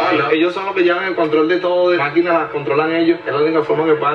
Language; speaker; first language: Spanish; native; Spanish